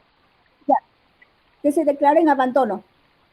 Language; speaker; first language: Spanish; native; Spanish